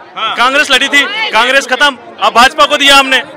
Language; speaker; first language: Hindi; native; Hindi